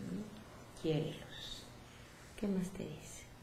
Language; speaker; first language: Spanish; native; Spanish